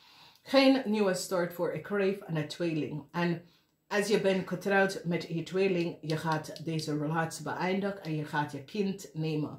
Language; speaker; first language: Dutch; non-native, learner; English